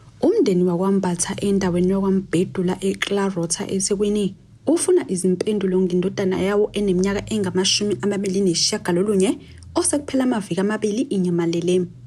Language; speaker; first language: Zulu; native; Zulu